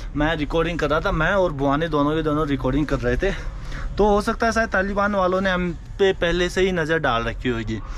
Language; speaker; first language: Hindi; native; Hindi